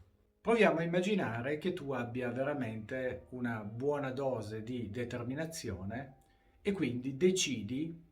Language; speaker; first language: Italian; native; Italian